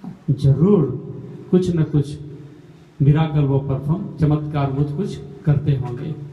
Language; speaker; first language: Hindi; non-native, local second language; Gujarati